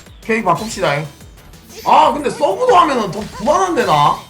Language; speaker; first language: Korean; native; Korean